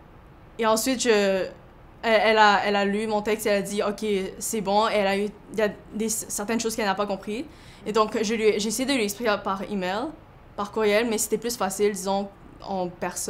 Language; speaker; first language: French; early bilingual, other home language; Chinese